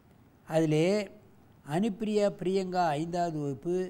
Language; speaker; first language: Tamil; native; Tamil